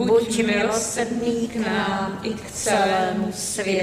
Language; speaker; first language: Czech; native; Czech